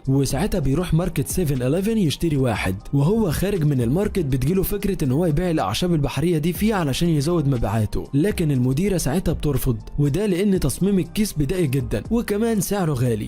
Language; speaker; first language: Arabic; native; Arabic